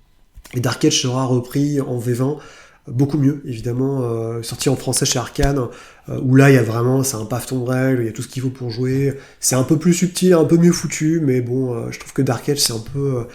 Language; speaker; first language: French; native; French